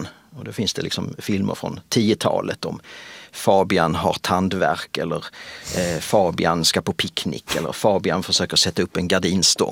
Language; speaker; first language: Swedish; native; Swedish